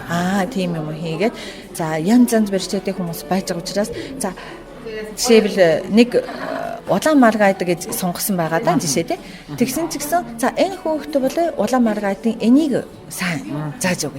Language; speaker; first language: Mongolian; non-native, fluent; Japanese